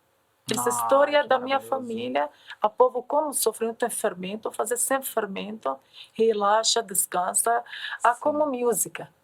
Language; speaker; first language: Portuguese; non-native, learner; Arabic